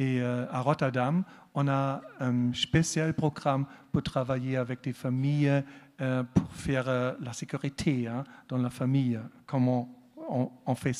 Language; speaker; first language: French; non-native, learner; German